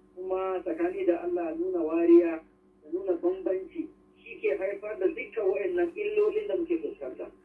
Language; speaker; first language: Hausa; non-native, local second language; Fula